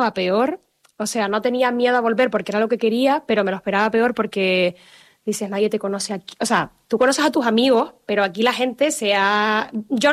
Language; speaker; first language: Spanish; native; Spanish